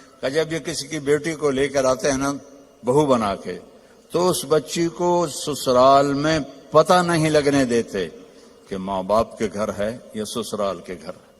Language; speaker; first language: Urdu; non-native, local second language; Punjabi